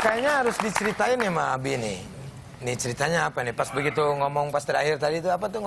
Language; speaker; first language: Indonesian; native; Indonesian